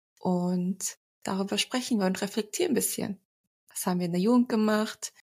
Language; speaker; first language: German; early bilingual, other home language; Turkish